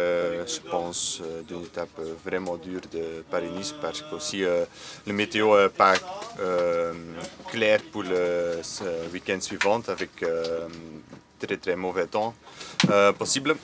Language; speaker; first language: French; non-native, learner; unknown